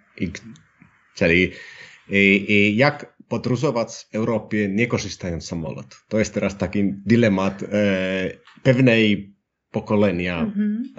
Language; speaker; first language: Polish; non-native, learner; Finnish